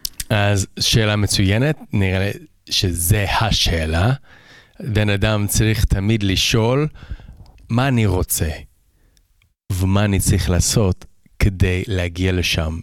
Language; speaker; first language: Hebrew; non-native, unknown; English